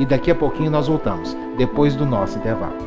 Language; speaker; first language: Portuguese; native; Portuguese